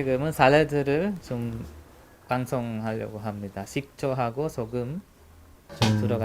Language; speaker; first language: Korean; non-native, learner; Hungarian